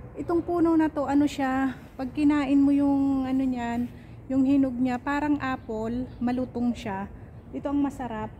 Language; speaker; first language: Filipino; native; Filipino